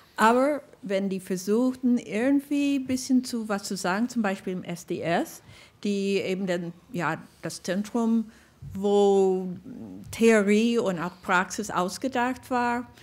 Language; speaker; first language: German; non-native, fluent; English